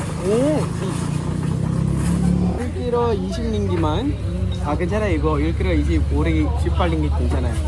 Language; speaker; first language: Korean; non-native, learner; Malay